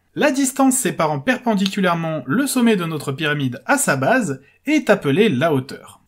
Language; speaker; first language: French; native; French